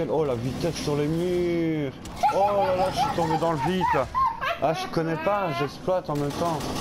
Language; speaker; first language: French; native; French